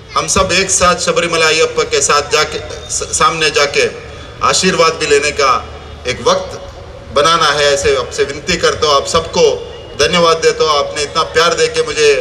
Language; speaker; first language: Hindi; non-native, local second language; Tulu